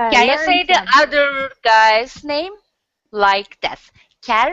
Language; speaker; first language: English; non-native, learner; Turkish